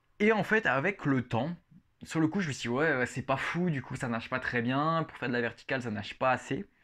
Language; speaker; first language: French; native; French